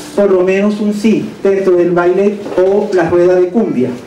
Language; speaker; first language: Spanish; native; Spanish